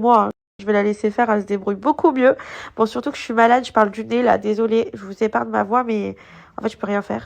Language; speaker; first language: French; native; French